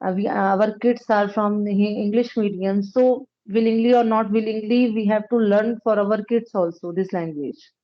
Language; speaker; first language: English; non-native, local second language; Punjabi